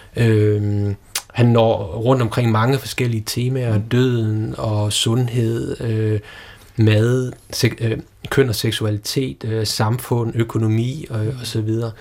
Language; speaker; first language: Danish; native; Danish